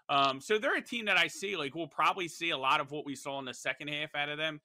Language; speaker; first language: English; native; English